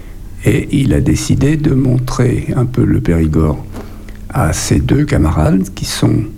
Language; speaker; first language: French; native; French